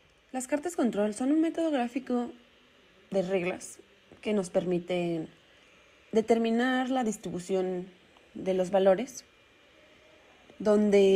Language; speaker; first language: Spanish; native; Spanish